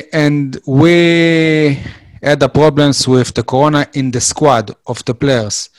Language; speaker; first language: English; non-native, learner; Hebrew